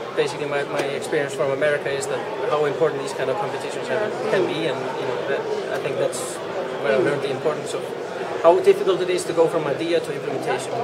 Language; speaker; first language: English; non-native, fluent; Icelandic